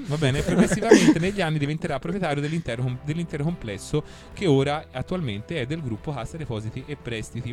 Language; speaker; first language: Italian; native; Italian